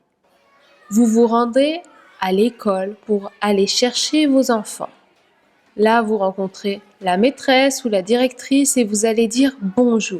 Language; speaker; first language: French; native; French